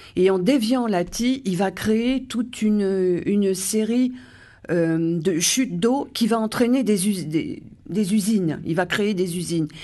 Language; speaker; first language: French; native; French